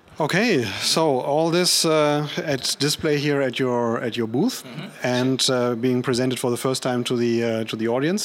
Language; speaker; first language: English; non-native, fluent; German